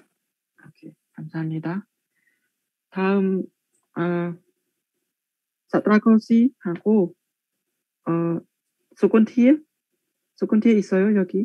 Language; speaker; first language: Korean; non-native, learner; Khmer